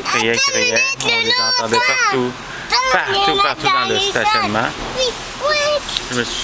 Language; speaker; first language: French; native; French